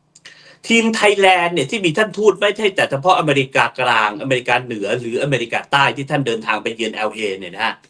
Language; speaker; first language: Thai; native; Thai